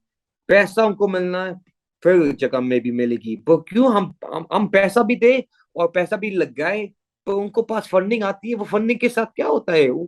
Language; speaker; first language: Hindi; early bilingual, heritage; English